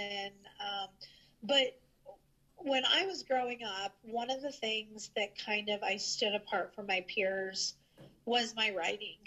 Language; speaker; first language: English; native; English